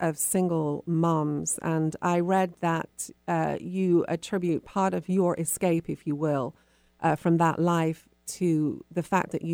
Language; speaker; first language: English; native; English